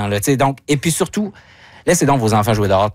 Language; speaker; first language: French; native; French